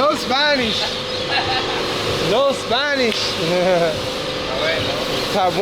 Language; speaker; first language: Spanish; non-native, learner; English